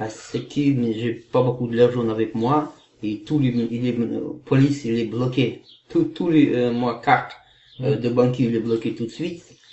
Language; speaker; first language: French; non-native, learner; Kazakh